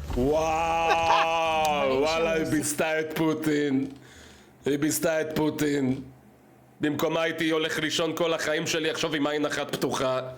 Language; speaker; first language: Hebrew; early bilingual, other home language; Russian